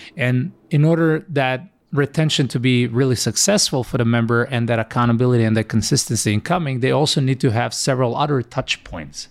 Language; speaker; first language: English; non-native, fluent; Macedonian